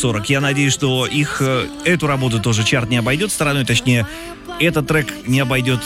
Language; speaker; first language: Russian; native; Russian